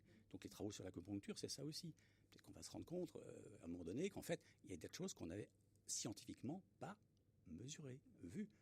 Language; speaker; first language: French; native; French